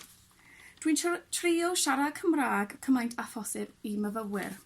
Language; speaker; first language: Welsh; non-native, learner; English